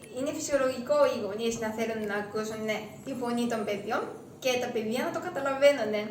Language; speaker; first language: Greek; non-native, fluent; Japanese